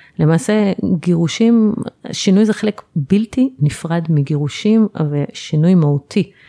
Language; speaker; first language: Hebrew; native; Hebrew